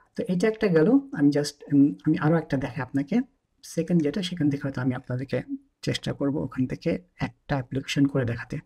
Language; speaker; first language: Bangla; native; Bangla